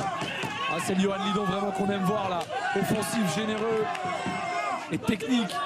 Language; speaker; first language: French; native; French